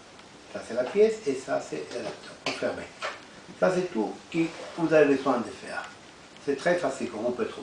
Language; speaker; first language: French; non-native, fluent; Spanish